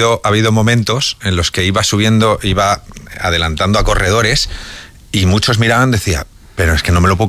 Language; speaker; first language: Spanish; native; Spanish